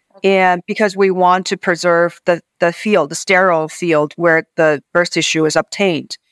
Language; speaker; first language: English; non-native, fluent; Chinese